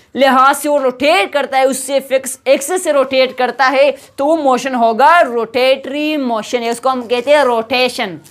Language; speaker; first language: Urdu; non-native, local second language; Pashto